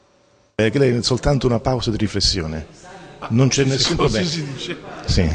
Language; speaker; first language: Italian; native; Italian